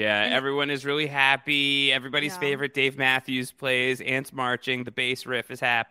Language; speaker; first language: English; native; English